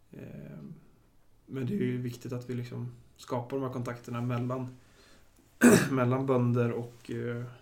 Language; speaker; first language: Swedish; native; Swedish